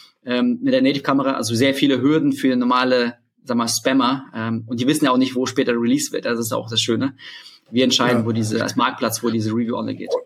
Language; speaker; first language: German; early bilingual, other home language; Russian